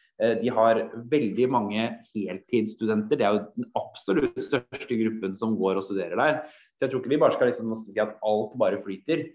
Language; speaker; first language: Norwegian; native; Norwegian